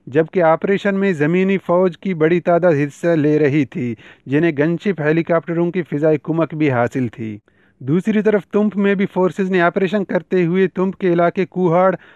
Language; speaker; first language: Urdu; non-native, local second language; Baluchi